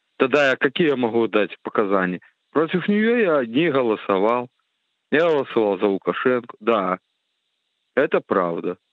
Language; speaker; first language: Russian; native; Russian